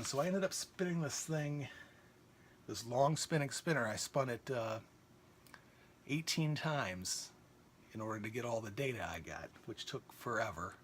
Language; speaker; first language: English; native; English